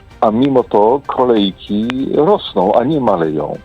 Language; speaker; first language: Polish; native; Polish